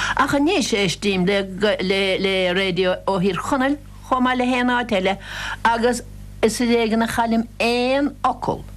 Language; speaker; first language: Irish; native; Irish